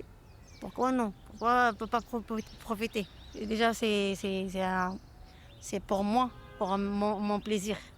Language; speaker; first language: French; non-native, learner; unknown